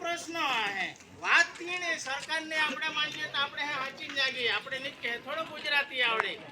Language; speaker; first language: Gujarati; non-native, local second language; Bhili